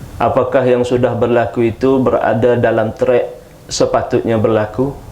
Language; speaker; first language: Malay; native; Malay